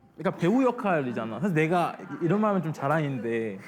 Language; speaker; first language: Korean; non-native, fluent; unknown